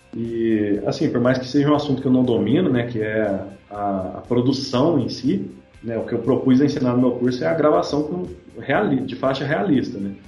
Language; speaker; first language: Portuguese; native; Portuguese